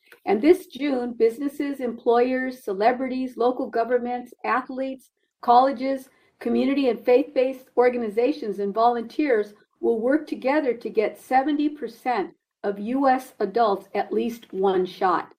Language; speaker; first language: English; early bilingual, other home language; Spanish